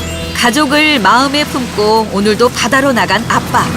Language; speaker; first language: Korean; native; Korean